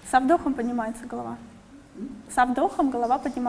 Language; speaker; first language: Russian; native; Russian